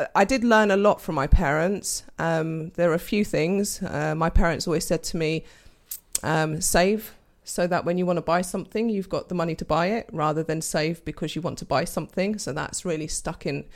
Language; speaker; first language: English; native; English